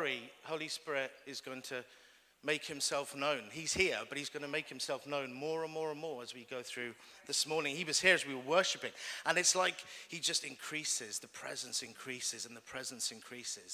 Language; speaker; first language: English; native; English